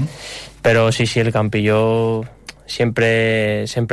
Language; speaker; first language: Catalan; non-native, local second language; Spanish